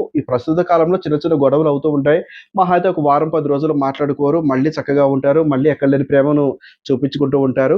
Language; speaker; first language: Telugu; native; Telugu